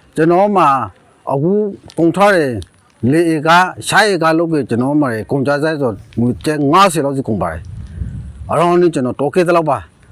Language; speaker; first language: Burmese; native; Burmese